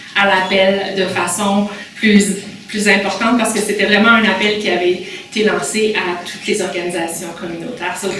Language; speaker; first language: French; native; French